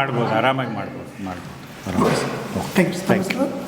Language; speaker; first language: Kannada; native; Kannada